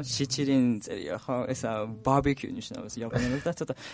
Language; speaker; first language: Georgian; non-native, learner; Japanese